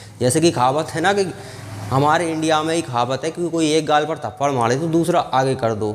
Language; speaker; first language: Hindi; native; Hindi